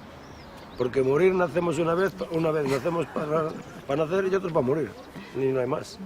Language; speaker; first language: Spanish; non-native, local second language; Galician